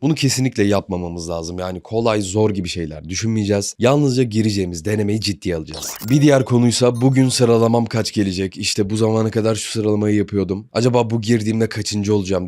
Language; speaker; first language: Turkish; native; Turkish